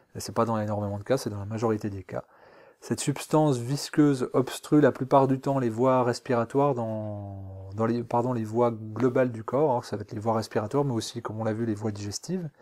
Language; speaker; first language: French; native; French